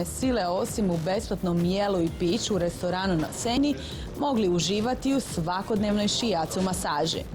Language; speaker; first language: Croatian; native; Croatian